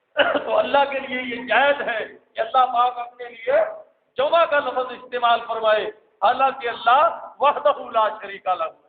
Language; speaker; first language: Urdu; non-native, local second language; Punjabi